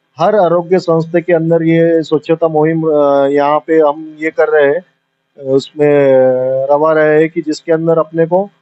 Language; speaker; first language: Hindi; non-native, local second language; Marathi